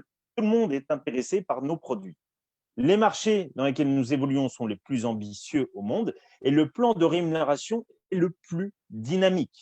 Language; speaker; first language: French; native; French